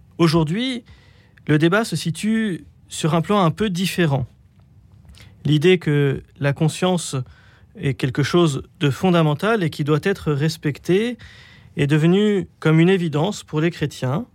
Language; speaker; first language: French; native; French